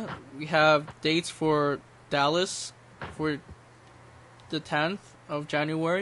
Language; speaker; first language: English; native; English